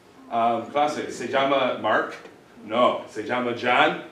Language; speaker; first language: Spanish; non-native, fluent; English